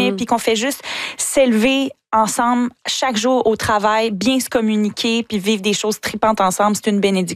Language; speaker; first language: French; native; French